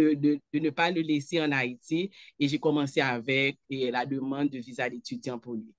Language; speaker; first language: French; non-native, local second language; Haitian Creole